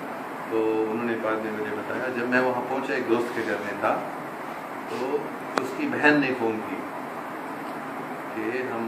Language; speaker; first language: Hindi; non-native, local second language; English